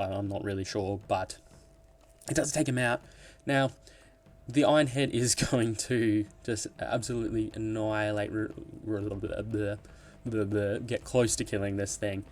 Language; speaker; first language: English; native; English